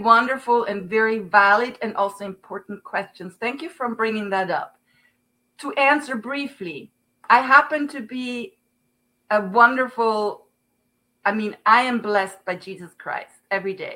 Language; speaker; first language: English; non-native, fluent; Swiss German